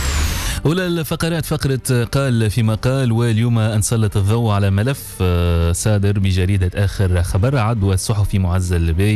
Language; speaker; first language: Arabic; native; Arabic